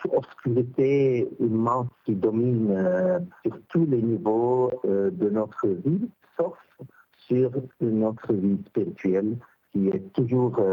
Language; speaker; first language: French; non-native, local second language; Arabic